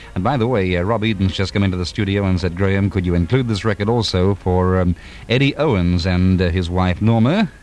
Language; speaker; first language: English; native; English